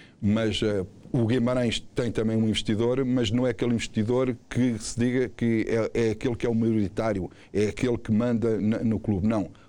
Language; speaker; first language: Portuguese; native; Portuguese